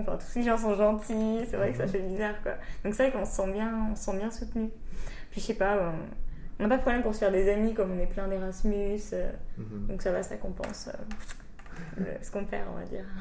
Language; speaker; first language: French; native; French